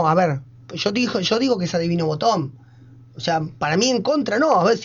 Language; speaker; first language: Spanish; native; Spanish